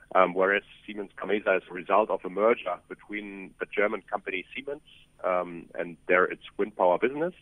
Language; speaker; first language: English; non-native, fluent; German